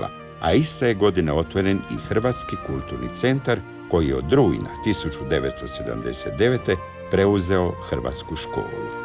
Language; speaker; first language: Croatian; native; Croatian